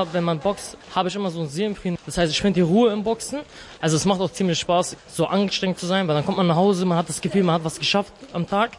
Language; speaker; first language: German; native; German